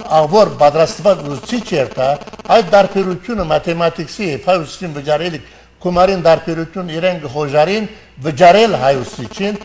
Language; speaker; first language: Armenian; early bilingual, heritage; Armenian